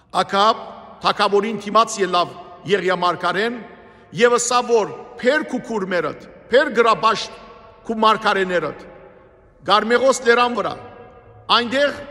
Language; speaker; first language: Armenian; native; Armenian